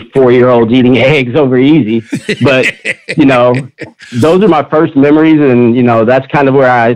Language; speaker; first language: English; native; English